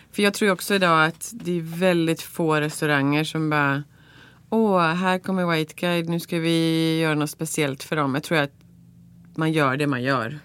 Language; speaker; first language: Swedish; native; Swedish